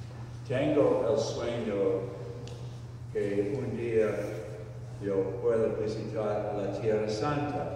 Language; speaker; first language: Spanish; non-native, fluent; English